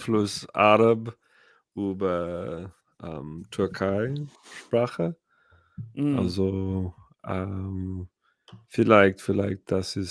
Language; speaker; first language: German; non-native, learner; English